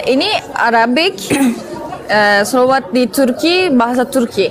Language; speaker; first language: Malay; non-native, learner; Turkish